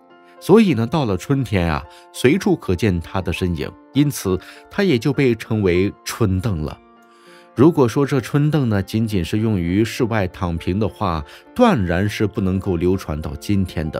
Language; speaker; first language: Chinese; native; Chinese